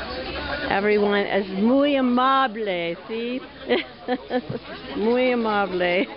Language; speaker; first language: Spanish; non-native, learner; English